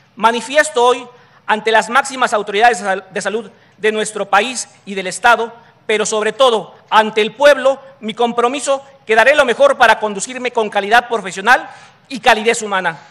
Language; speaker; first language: Spanish; native; Spanish